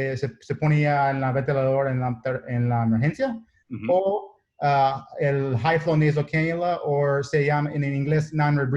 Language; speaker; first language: Spanish; non-native, learner; English